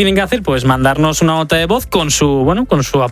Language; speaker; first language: Spanish; native; Spanish